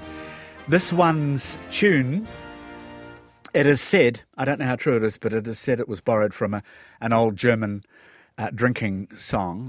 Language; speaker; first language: English; native; English